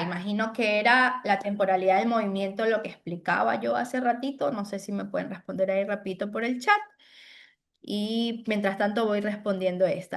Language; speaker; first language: Spanish; native; Spanish